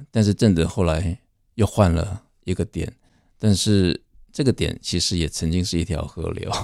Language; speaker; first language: Chinese; native; Chinese